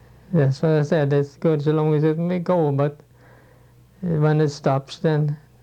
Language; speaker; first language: English; non-native, fluent; Swedish